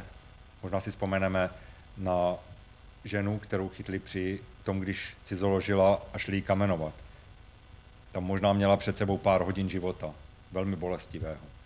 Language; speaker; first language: Czech; native; Czech